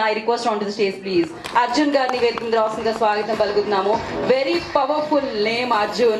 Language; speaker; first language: Telugu; native; Telugu